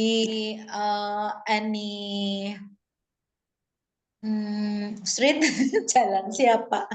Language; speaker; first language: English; non-native, learner; Indonesian